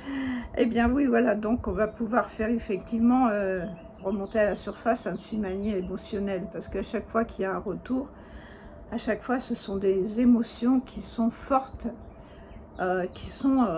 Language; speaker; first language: French; native; French